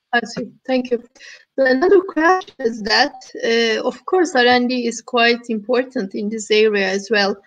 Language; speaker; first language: English; non-native, fluent; Turkish